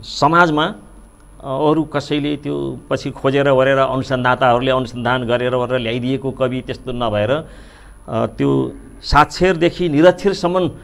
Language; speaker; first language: Nepali; native; Nepali